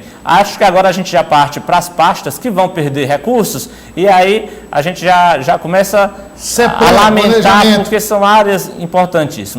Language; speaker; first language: Portuguese; native; Portuguese